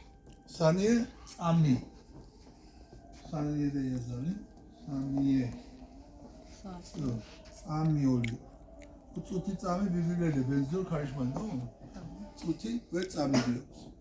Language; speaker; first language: Turkish; non-native, learner; Georgian